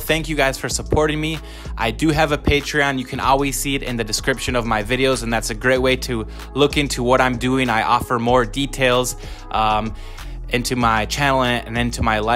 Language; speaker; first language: English; native; English